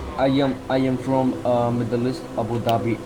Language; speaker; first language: English; non-native, fluent; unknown